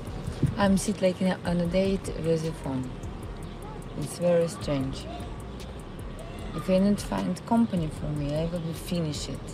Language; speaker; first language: English; non-native, learner; Russian